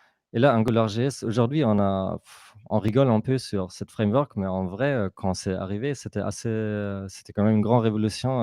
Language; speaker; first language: French; non-native, fluent; German